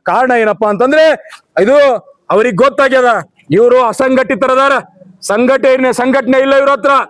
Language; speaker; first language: Kannada; non-native, local second language; Urdu